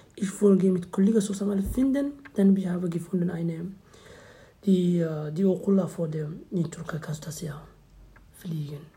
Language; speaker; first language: German; non-native, learner; Somali